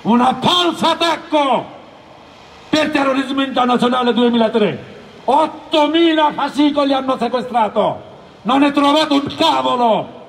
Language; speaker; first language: Italian; non-native, learner; Bangla